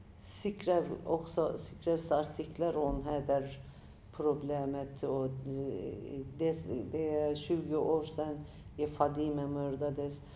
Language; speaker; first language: Swedish; non-native, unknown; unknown